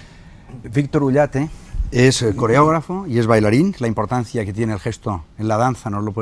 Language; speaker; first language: Spanish; native; Spanish